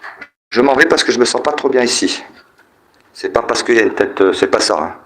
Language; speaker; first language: French; native; French